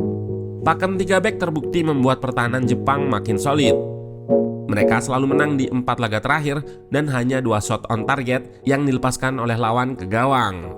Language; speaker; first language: Indonesian; native; Indonesian